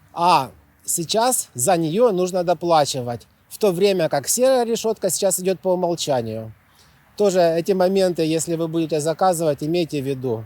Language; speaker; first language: Russian; native; Russian